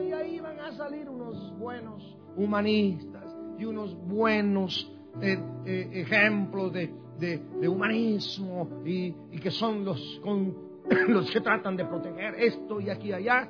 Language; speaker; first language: Spanish; native; Spanish